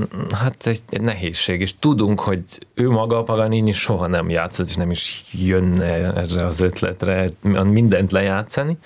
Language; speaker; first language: Hungarian; non-native, fluent; Russian